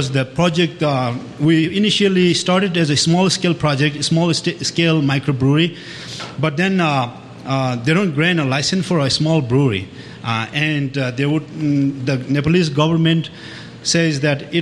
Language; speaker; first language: English; non-native, local second language; Sherpa